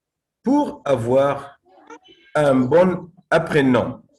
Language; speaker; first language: French; non-native, fluent; Arabic